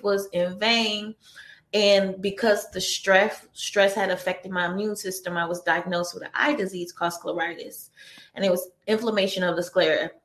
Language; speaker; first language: English; native; English